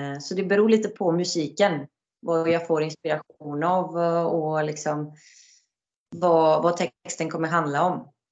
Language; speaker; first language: Swedish; non-native, fluent; Greek